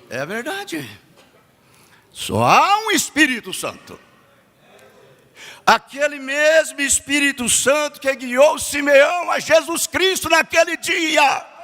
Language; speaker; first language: Portuguese; native; Portuguese